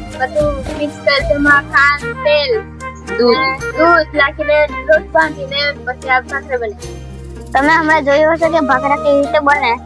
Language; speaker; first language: Gujarati; non-native, local second language; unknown